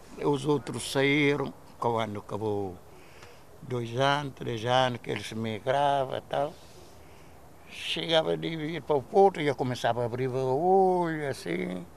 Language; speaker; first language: Portuguese; non-native, local second language; Kabuverdianu